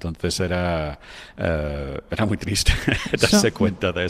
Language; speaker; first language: Spanish; non-native, fluent; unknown